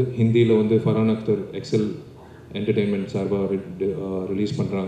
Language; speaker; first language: Tamil; native; Tamil